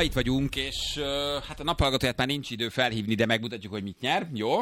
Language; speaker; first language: Hungarian; native; Hungarian